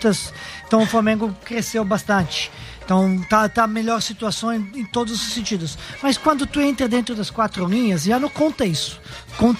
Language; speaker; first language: Portuguese; non-native, fluent; Serbian